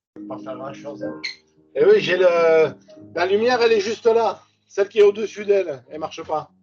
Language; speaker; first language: French; native; French